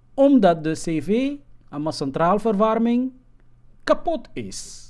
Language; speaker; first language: Dutch; non-native, fluent; Somali